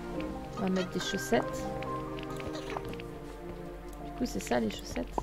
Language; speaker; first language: French; native; French